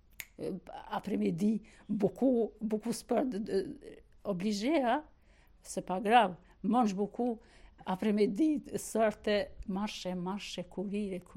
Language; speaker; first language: French; non-native, learner; Albanian